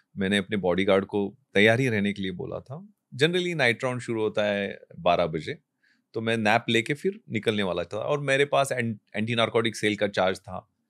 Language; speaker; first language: Hindi; non-native, local second language; Marathi